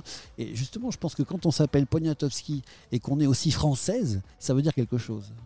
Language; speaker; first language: French; native; French